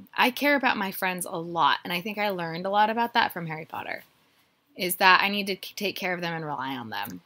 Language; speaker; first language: English; native; English